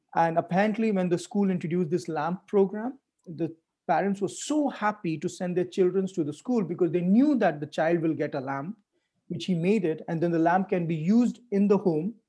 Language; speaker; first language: English; non-native, local second language; Hindi